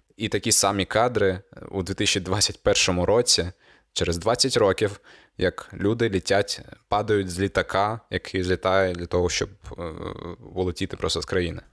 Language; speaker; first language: Ukrainian; native; Ukrainian